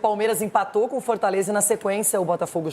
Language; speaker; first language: Portuguese; native; Portuguese